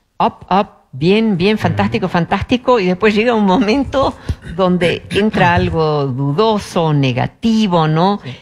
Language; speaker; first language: Spanish; early bilingual, other home language; Dutch